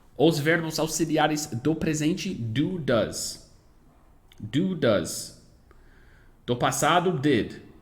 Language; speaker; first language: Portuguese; non-native, fluent; English